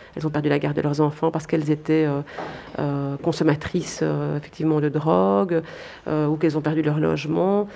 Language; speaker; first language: French; native; French